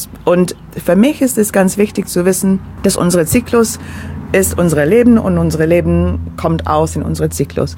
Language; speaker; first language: German; non-native, fluent; English